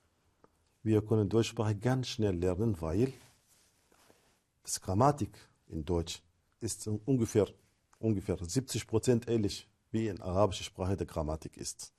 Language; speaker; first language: German; non-native, fluent; Arabic